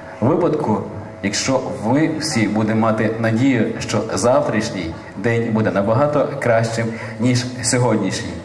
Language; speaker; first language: Ukrainian; native; Ukrainian